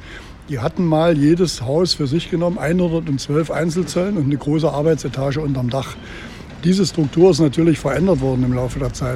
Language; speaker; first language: German; native; German